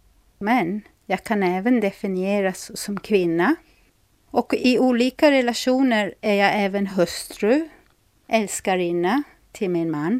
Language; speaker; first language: Swedish; non-native, fluent; English